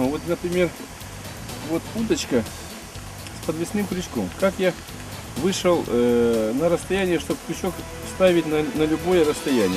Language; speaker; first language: Russian; non-native, local second language; Ukrainian